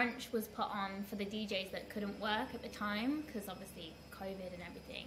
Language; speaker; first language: English; native; English